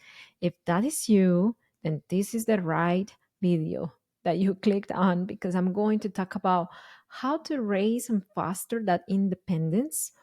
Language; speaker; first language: English; non-native, fluent; Spanish